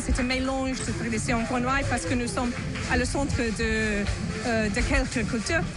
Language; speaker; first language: French; non-native, learner; English